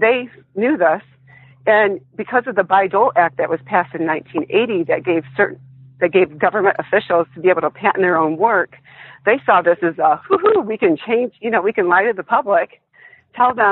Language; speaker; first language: English; native; English